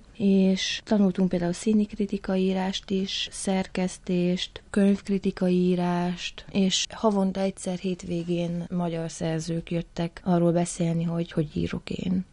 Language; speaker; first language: Hungarian; native; Hungarian